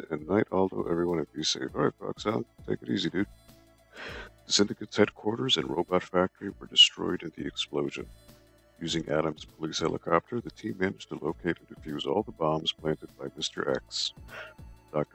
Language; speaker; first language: English; early bilingual, other home language; Spanish